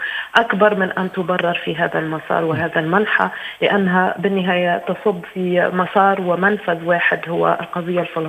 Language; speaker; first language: Arabic; native; Arabic